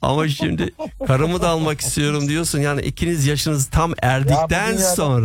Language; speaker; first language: Turkish; early bilingual, heritage; Turkish